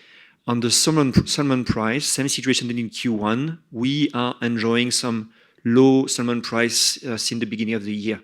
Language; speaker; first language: English; non-native, fluent; French